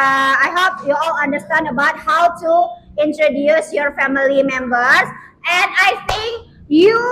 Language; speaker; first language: English; non-native, fluent; Indonesian